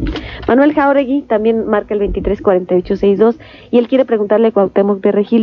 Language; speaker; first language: Spanish; native; Spanish